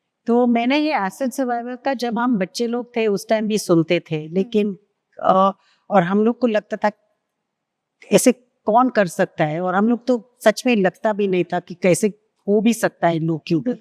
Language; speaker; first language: Hindi; non-native, local second language; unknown